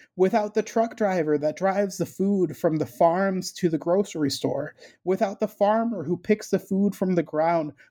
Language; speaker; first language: English; early bilingual, other home language; Spanish